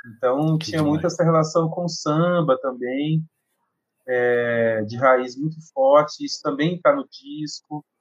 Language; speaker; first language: Portuguese; native; Portuguese